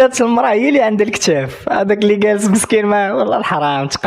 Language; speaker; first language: Arabic; native; Arabic